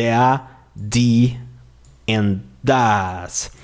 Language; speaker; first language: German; non-native, fluent; Portuguese